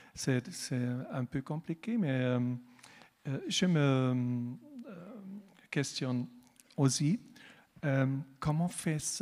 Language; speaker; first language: French; non-native, learner; German